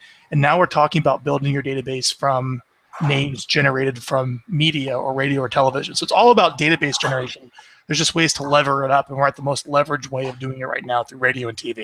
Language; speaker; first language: English; native; English